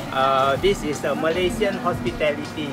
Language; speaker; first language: English; non-native, local second language; Malay